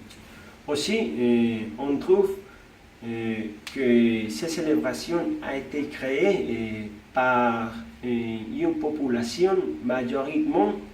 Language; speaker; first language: French; non-native, learner; Spanish